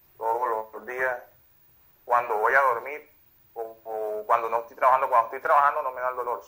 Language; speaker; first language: Spanish; native; Spanish